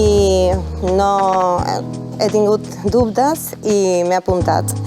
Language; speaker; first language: Catalan; non-native, learner; Spanish